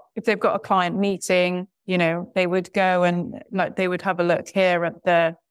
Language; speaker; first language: English; native; English